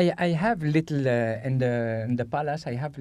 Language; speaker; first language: English; non-native, learner; Spanish